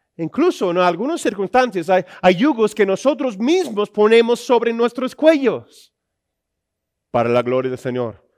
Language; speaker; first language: Spanish; non-native, fluent; English